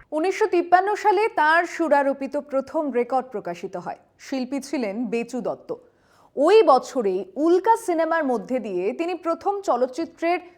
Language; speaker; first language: Bangla; native; Bangla